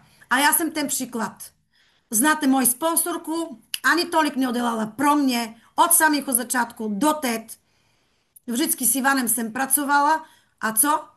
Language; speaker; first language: Czech; non-native, fluent; Bulgarian